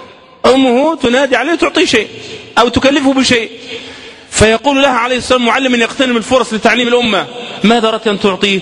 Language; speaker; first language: Arabic; native; Arabic